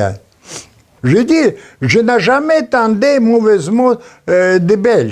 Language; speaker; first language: French; non-native, learner; Polish